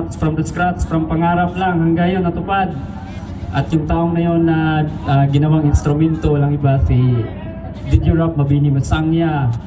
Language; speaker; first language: Filipino; non-native, local second language; Cebuano